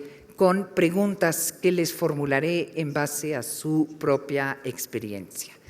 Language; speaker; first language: Spanish; native; Spanish